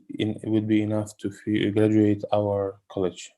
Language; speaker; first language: English; non-native, learner; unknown